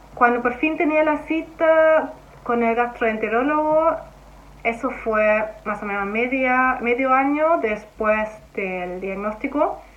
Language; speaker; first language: Spanish; non-native, fluent; German